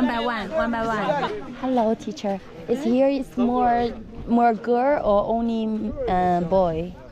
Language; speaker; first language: English; non-native, learner; Chinese